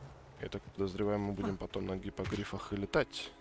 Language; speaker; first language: Russian; native; Russian